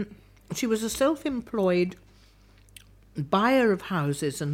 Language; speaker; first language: English; native; English